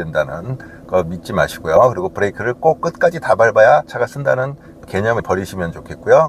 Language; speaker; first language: Korean; native; Korean